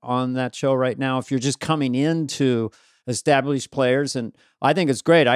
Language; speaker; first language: English; native; English